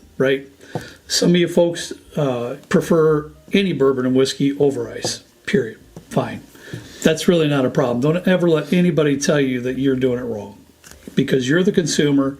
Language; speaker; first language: English; native; English